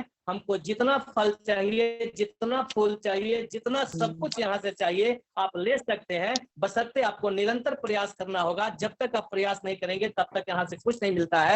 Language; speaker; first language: Hindi; native; Hindi